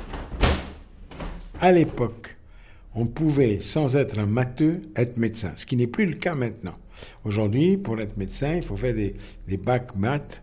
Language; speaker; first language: French; native; French